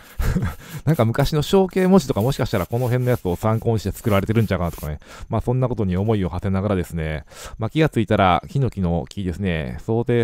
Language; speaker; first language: Japanese; native; Japanese